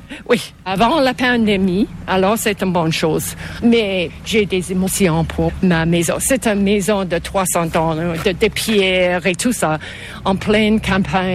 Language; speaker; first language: French; non-native, fluent; English